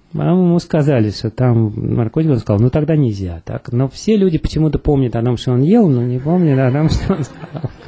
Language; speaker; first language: Russian; native; Russian